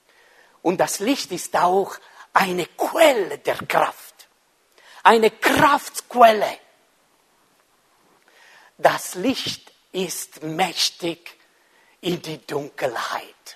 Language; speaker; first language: German; non-native, fluent; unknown